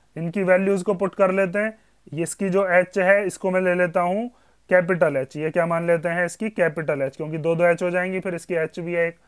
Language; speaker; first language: Hindi; native; Hindi